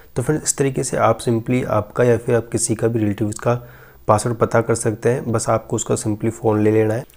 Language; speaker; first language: Hindi; native; Hindi